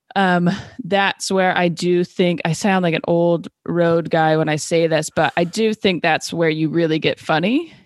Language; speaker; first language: English; native; English